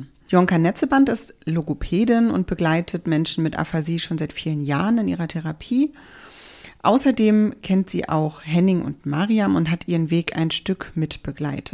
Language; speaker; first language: German; native; German